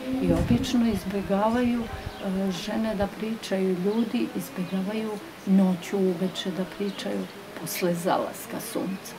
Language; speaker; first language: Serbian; non-native, local second language; Romanian